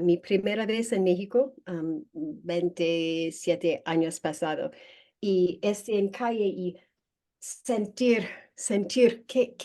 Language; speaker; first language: Spanish; non-native, learner; English